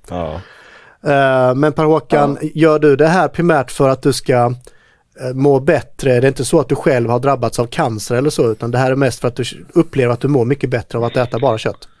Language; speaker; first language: Swedish; native; Swedish